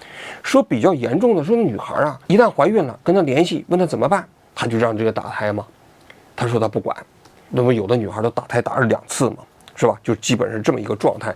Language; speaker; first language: Chinese; native; Chinese